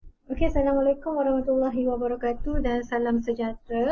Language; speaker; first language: Malay; native; Malay